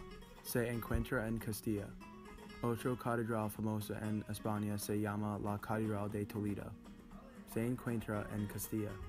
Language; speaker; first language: Spanish; non-native, learner; English